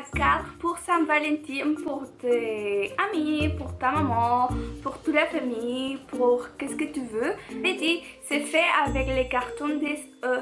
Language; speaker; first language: French; non-native, learner; Spanish